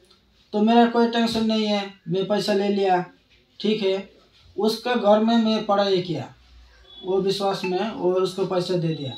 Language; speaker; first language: Hindi; non-native, local second language; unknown